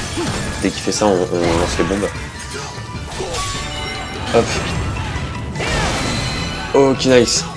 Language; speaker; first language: French; native; French